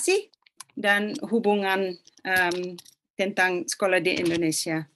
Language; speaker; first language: Indonesian; non-native, fluent; English